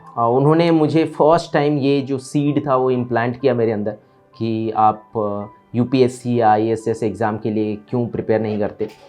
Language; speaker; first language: Hindi; native; Hindi